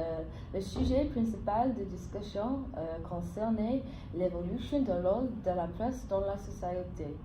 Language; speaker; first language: French; non-native, fluent; English